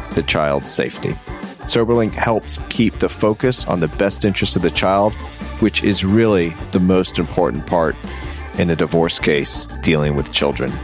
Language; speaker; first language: English; native; English